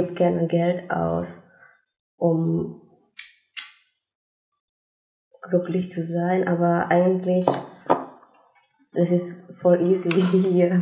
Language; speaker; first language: German; non-native, fluent; Indonesian